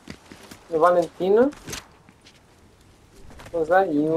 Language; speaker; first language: Spanish; early bilingual, heritage; Spanish